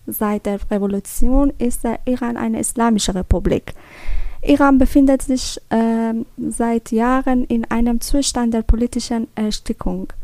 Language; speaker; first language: German; non-native, learner; Persian